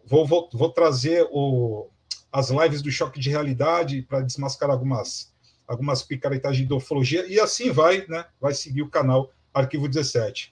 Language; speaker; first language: Portuguese; native; Portuguese